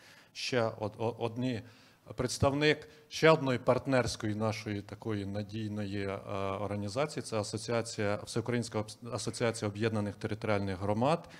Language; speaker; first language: Ukrainian; native; Ukrainian